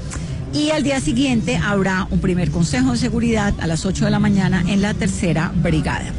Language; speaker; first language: Spanish; native; Spanish